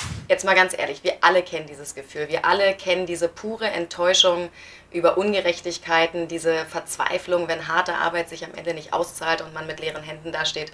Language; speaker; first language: German; native; German